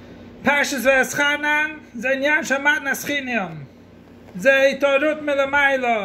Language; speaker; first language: Hebrew; non-native, fluent; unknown